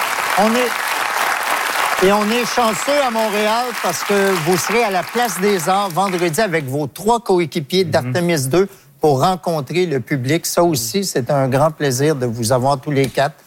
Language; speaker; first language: French; native; French